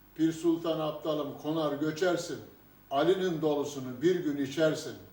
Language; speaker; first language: Turkish; native; Turkish